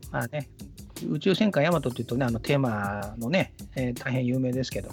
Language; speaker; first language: Japanese; native; Japanese